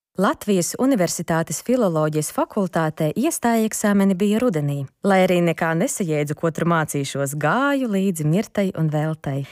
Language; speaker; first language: Latvian; non-native, local second language; Ukrainian